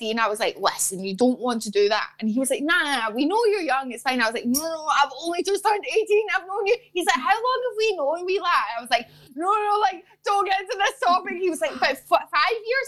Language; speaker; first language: English; native; English